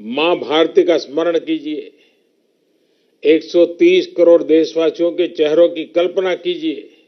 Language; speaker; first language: Hindi; native; Hindi